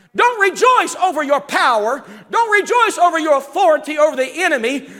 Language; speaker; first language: English; native; English